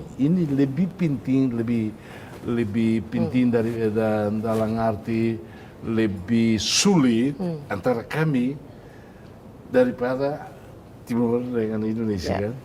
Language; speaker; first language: Indonesian; non-native, fluent; Tetum